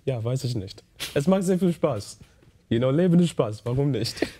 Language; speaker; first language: German; non-native, learner; English